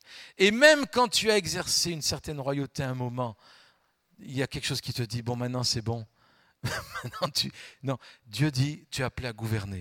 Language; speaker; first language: French; native; French